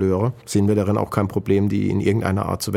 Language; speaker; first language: German; native; German